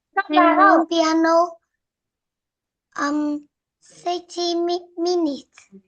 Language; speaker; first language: English; non-native, learner; Vietnamese